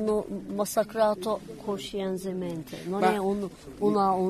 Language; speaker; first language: Italian; non-native, learner; Kurdish